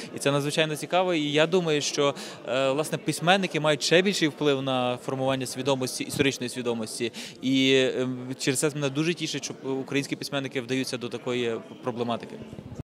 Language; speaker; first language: Ukrainian; native; Ukrainian